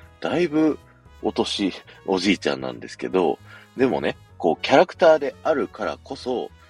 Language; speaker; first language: Japanese; native; Japanese